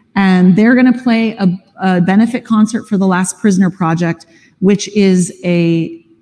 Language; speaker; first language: English; native; English